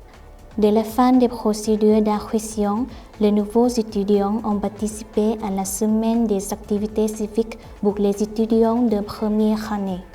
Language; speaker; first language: French; non-native, fluent; Vietnamese